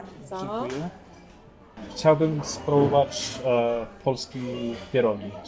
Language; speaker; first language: Polish; non-native, learner; Norwegian